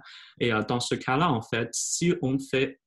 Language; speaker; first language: French; non-native, fluent; Chinese